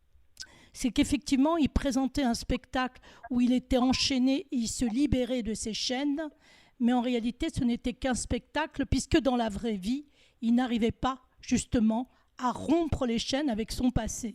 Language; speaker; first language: French; native; French